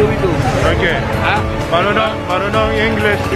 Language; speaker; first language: Filipino; non-native, learner; Arabic